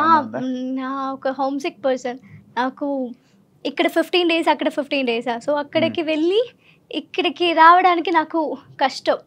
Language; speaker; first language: Telugu; non-native, learner; Malayalam